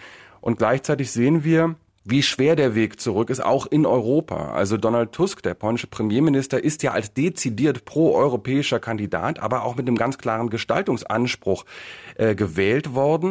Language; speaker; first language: German; native; German